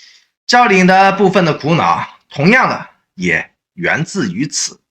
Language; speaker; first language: Chinese; native; Chinese